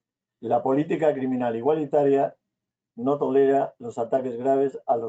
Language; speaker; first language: Spanish; native; Spanish